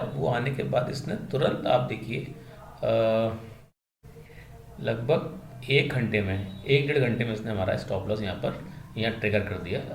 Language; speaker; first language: Hindi; native; Hindi